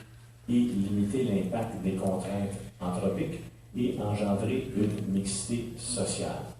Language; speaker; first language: French; native; French